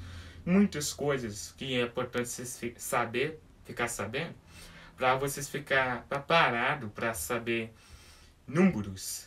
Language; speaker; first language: Portuguese; early bilingual, heritage; English